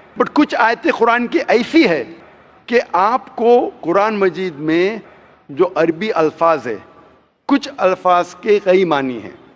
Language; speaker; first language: Hindi; non-native, local second language; Konkani